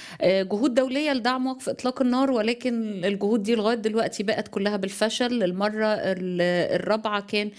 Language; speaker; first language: Arabic; native; Arabic